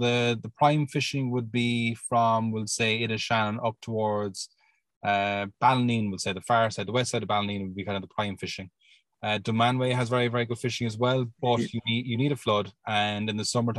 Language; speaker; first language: English; native; English